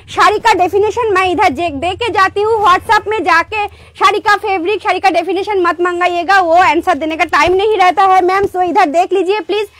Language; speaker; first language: Hindi; non-native, local second language; Bangla